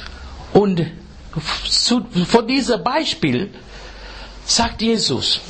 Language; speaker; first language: German; non-native, fluent; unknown